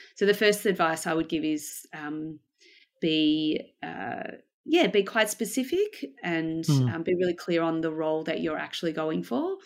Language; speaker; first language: English; native; English